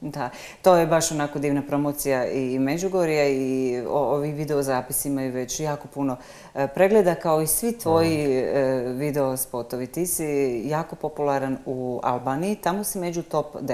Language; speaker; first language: Serbian; native; Serbian